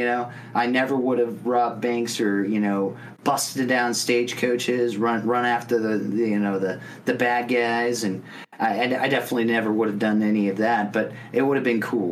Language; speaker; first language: English; native; English